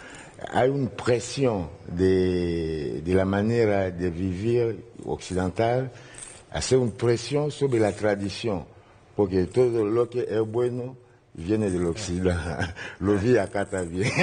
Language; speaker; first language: Spanish; non-native, learner; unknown